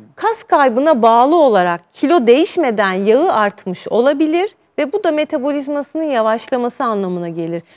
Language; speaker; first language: Turkish; native; Turkish